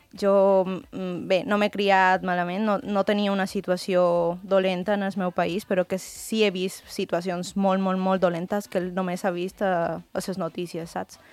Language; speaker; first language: Catalan; early bilingual, other home language; Spanish